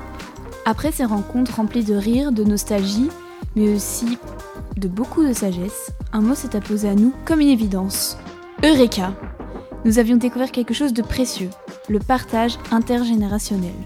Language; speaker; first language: French; native; French